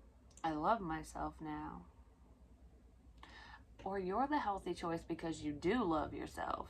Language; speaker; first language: English; native; English